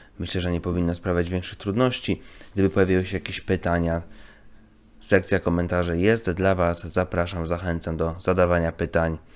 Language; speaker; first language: Polish; native; Polish